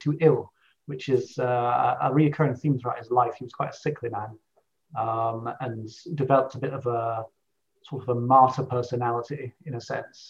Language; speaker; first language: English; native; English